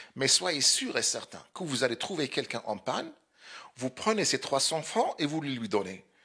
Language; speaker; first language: French; non-native, local second language; Arabic